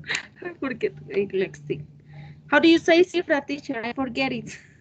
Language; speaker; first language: English; non-native, learner; Spanish